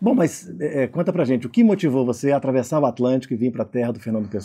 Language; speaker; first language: Portuguese; native; Portuguese